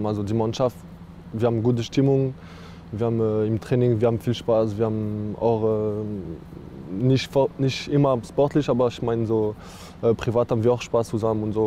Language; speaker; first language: German; non-native, learner; French